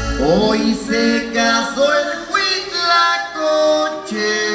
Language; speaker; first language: Spanish; native; Spanish